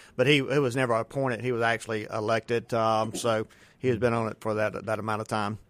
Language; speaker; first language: English; native; English